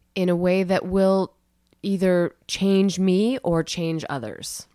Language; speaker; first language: English; native; English